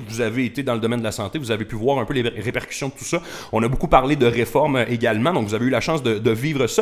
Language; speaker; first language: French; native; French